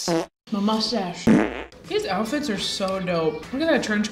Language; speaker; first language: English; native; English